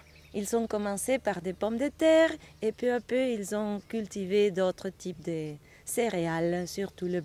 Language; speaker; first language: French; non-native, fluent; Spanish